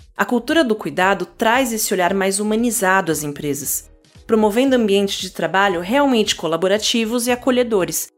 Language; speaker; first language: Portuguese; native; Portuguese